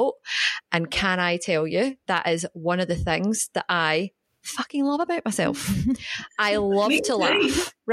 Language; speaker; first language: English; native; English